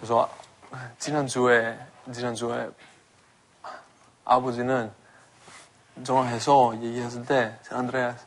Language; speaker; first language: Korean; non-native, fluent; Greek